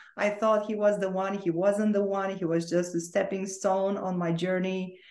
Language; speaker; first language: English; non-native, fluent; Romanian